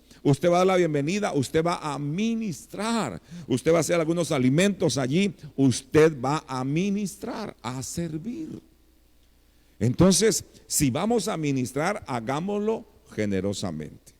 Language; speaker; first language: Spanish; native; Spanish